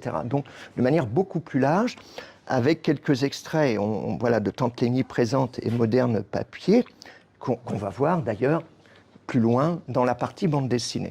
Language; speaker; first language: French; native; French